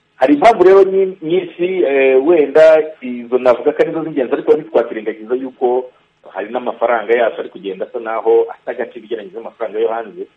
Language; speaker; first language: Kinyarwanda; native; Kinyarwanda